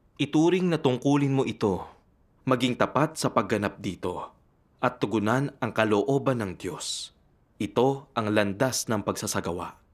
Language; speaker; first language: Filipino; native; Filipino